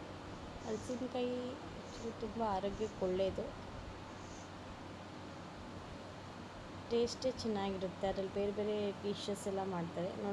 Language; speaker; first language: Kannada; native; Kannada